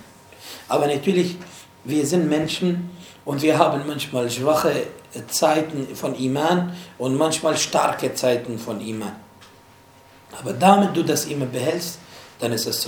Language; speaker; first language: German; non-native, fluent; Arabic